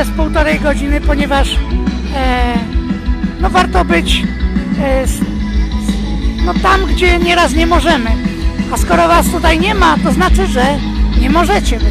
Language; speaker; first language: Polish; native; Polish